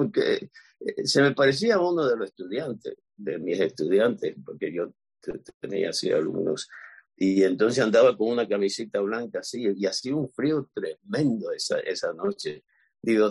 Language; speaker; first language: Spanish; native; Spanish